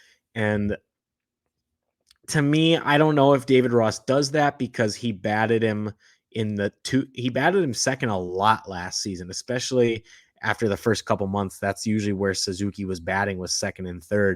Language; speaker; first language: English; native; English